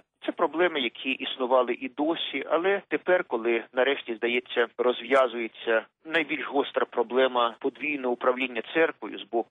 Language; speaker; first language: Ukrainian; native; Ukrainian